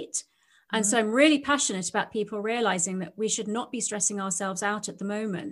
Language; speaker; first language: English; native; English